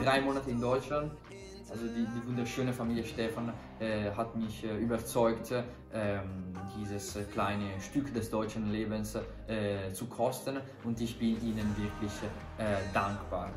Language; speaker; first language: German; non-native, fluent; Italian